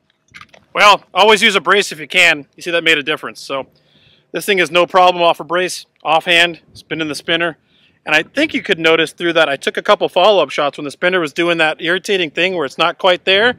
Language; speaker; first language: English; native; English